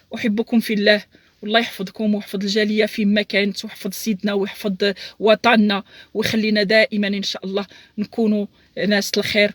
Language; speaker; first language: Arabic; native; Arabic